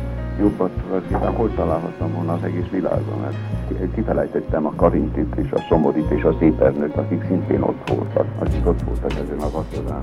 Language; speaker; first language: Hungarian; native; Hungarian